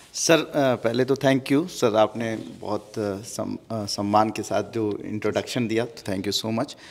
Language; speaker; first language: Hindi; native; Hindi